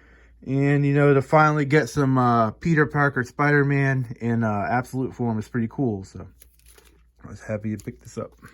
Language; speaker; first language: English; native; English